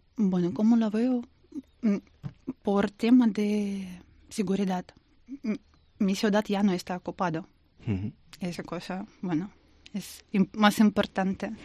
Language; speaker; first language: Spanish; non-native, learner; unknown